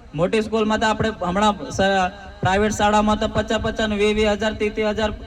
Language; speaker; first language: Gujarati; non-native, local second language; Rathawi